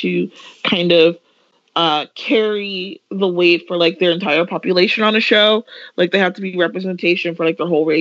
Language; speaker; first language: English; native; English